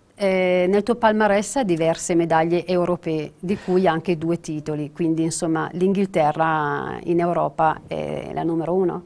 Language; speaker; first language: Italian; native; Italian